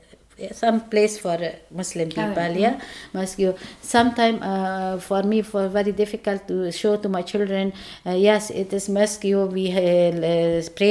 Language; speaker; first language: English; non-native, learner; Persian